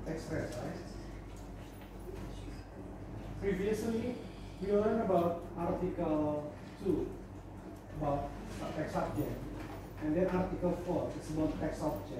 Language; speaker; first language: English; non-native, fluent; Indonesian